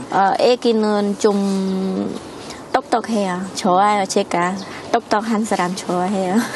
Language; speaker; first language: Korean; non-native, learner; Khmer